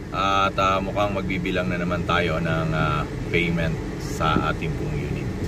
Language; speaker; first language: Filipino; non-native, local second language; Bikol